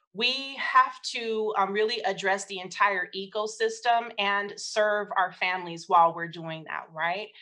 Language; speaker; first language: English; native; English